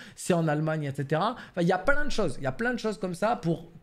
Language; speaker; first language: French; native; French